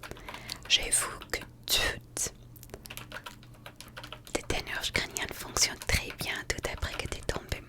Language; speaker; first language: French; non-native, fluent; English